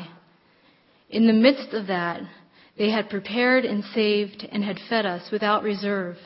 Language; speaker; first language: English; native; English